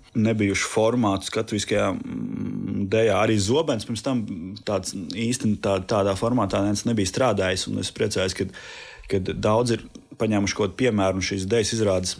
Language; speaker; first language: Latvian; native; Latvian